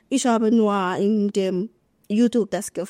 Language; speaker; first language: German; non-native, learner; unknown